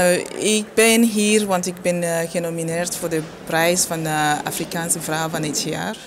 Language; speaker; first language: Dutch; non-native, fluent; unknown